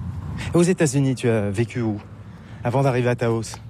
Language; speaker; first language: French; native; French